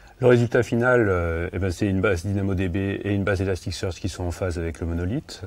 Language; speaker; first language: French; native; French